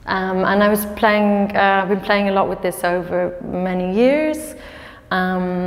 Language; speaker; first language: English; native; English